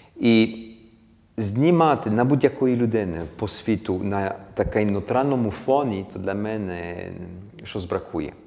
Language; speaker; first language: Ukrainian; early bilingual, heritage; Ukrainian